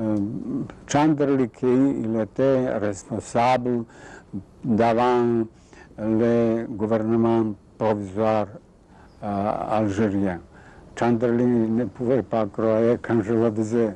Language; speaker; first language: French; non-native, fluent; Serbian